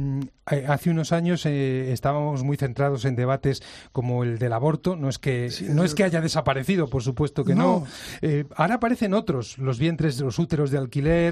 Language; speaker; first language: Spanish; native; Spanish